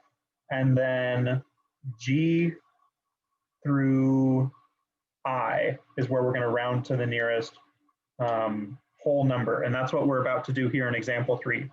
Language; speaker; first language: English; native; English